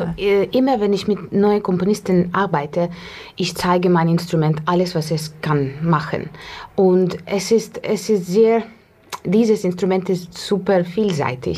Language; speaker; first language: German; non-native, fluent; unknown